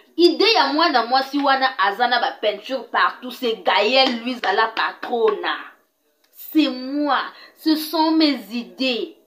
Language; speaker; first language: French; non-native, local second language; Lingala